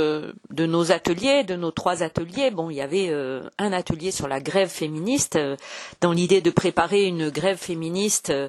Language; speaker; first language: French; native; French